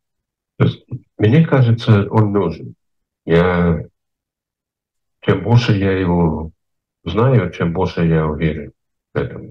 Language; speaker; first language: Russian; non-native, fluent; English